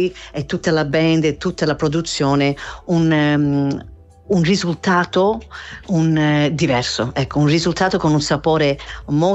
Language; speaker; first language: Italian; non-native, fluent; English